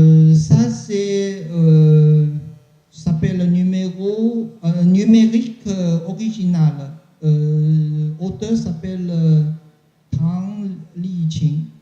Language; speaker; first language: French; non-native, learner; Chinese